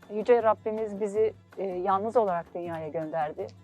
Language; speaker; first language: Turkish; native; Turkish